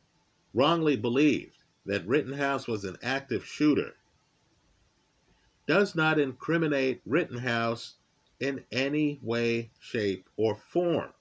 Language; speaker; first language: English; native; English